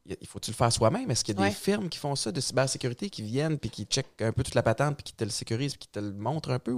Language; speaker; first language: French; native; French